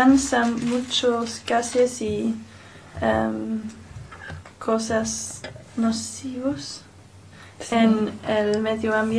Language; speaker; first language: Spanish; non-native, learner; English